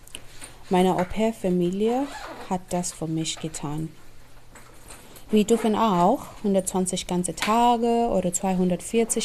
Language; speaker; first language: German; non-native, fluent; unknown